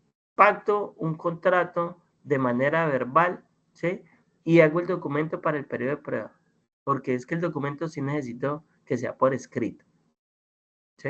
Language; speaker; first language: Spanish; native; Spanish